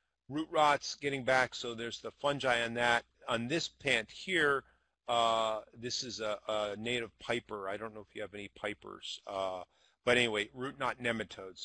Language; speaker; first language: English; native; English